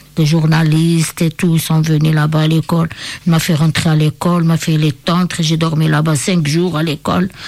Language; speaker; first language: French; non-native, local second language; Arabic